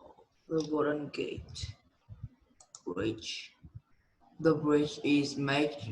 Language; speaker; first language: English; non-native, learner; Vietnamese